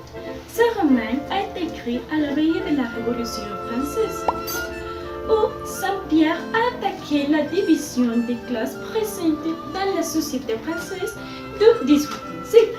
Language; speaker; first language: French; non-native, learner; Spanish